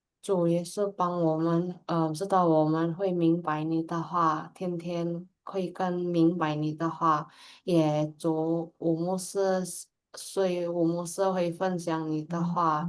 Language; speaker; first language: Chinese; non-native, learner; Indonesian